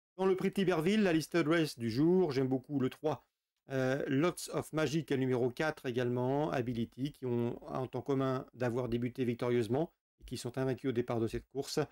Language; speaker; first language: French; native; French